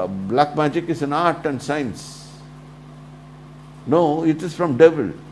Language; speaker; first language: English; non-native, local second language; Tamil